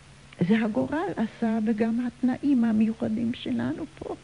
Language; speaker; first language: Hebrew; non-native, fluent; German